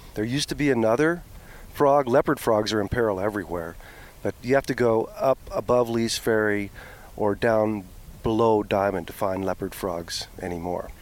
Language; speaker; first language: English; native; English